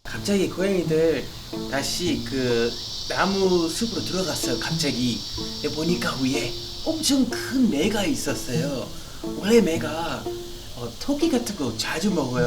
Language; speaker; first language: Korean; non-native, fluent; English